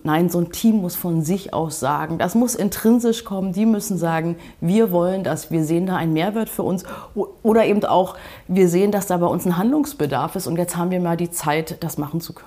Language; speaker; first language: German; native; German